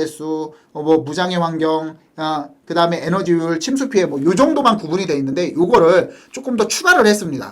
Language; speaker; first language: Korean; native; Korean